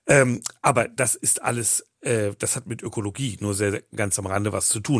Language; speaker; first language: German; native; German